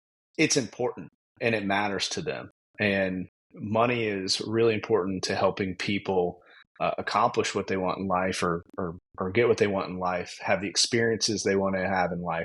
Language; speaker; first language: English; native; English